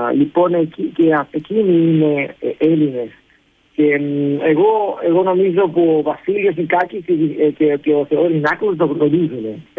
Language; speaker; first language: Greek; early bilingual, heritage; Spanish